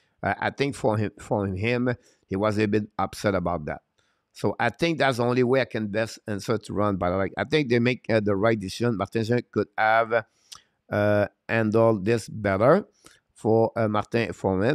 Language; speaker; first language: English; non-native, fluent; French